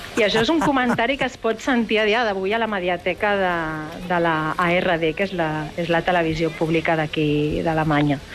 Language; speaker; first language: Catalan; native; Catalan